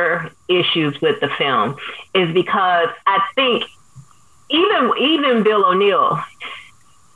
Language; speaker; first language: English; native; English